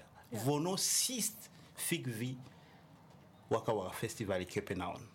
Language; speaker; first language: Danish; non-native, learner; French